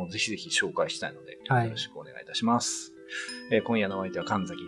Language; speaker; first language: Japanese; native; Japanese